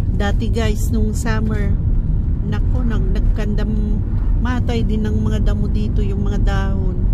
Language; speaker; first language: Filipino; native; Filipino